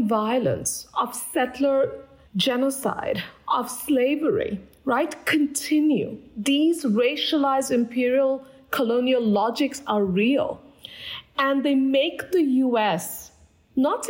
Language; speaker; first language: English; non-native, local second language; Bangla